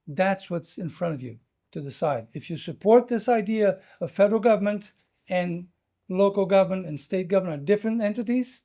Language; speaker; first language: English; non-native, fluent; Portuguese